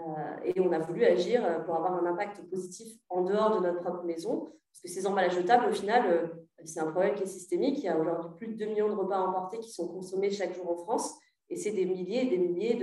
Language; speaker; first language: French; native; French